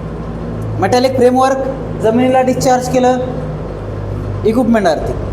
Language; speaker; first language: Marathi; native; Marathi